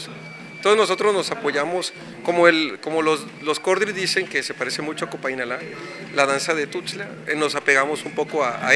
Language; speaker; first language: Spanish; native; Spanish